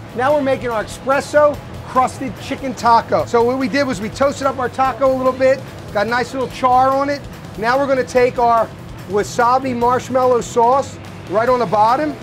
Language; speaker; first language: English; native; English